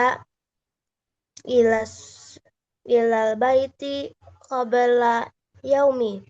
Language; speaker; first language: Arabic; non-native, learner; Indonesian